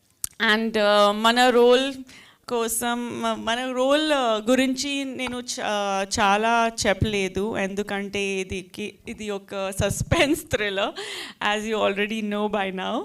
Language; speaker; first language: Telugu; non-native, fluent; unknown